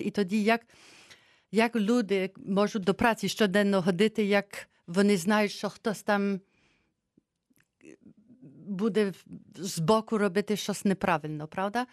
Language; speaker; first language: Ukrainian; early bilingual, heritage; Ukrainian